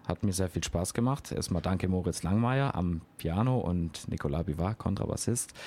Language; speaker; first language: German; native; German